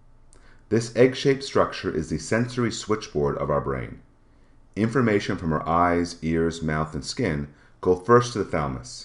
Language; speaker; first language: English; native; English